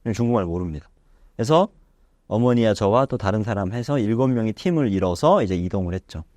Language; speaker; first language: Korean; native; Korean